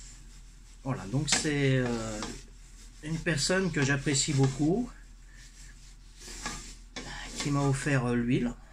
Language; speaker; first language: French; native; French